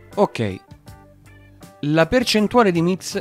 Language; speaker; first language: Italian; native; Italian